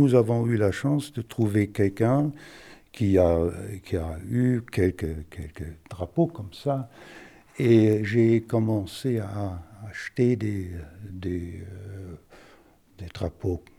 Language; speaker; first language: French; non-native, fluent; German